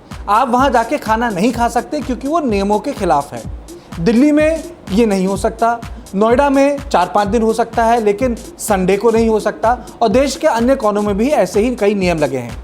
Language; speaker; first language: Hindi; native; Hindi